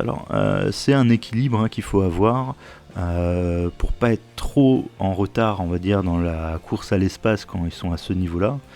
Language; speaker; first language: French; native; French